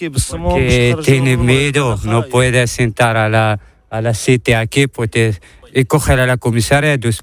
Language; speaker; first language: Spanish; non-native, learner; Arabic